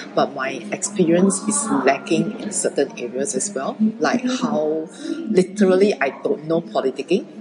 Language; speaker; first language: English; early bilingual, other home language; Chinese